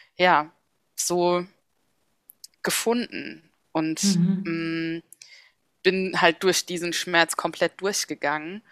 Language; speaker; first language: German; native; German